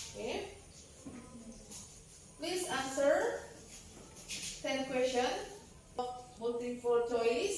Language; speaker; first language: English; non-native, learner; Indonesian